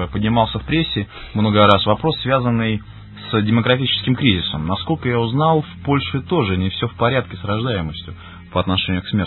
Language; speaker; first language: Russian; native; Russian